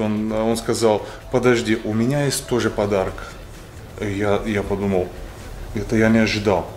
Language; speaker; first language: Russian; non-native, learner; Bulgarian